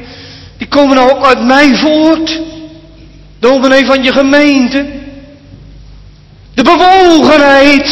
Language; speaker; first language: Dutch; native; Dutch